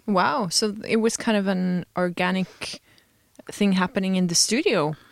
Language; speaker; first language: English; non-native, fluent; Norwegian